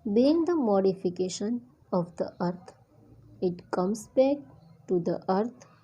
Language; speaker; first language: English; non-native, local second language; Gujarati